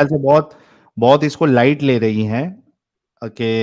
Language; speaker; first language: Hindi; native; Hindi